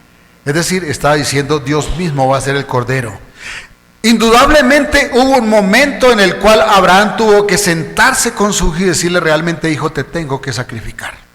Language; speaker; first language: Spanish; native; Spanish